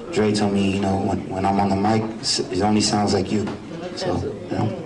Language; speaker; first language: English; native; English